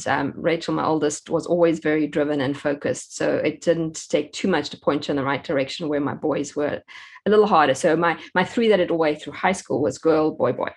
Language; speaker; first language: English; native; English